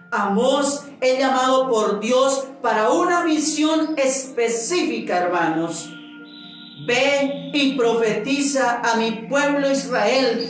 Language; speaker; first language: Spanish; native; Spanish